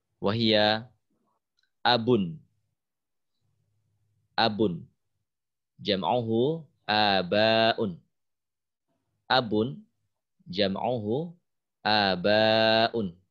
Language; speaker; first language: Arabic; non-native, fluent; Indonesian